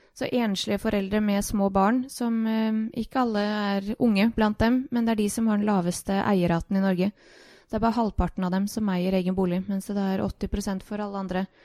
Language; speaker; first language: Norwegian; early bilingual, other home language; Bosnian